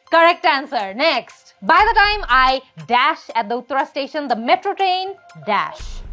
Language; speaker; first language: English; non-native, local second language; Bangla